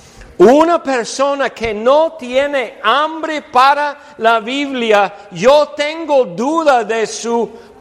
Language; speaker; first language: Spanish; non-native, fluent; English